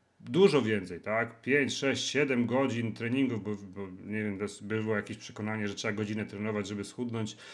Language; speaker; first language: Polish; native; Polish